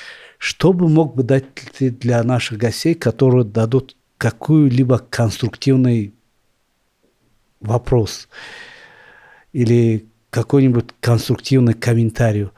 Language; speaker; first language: Russian; non-native, local second language; Tajik